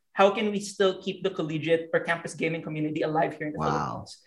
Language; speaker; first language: English; non-native, local second language; Hiligaynon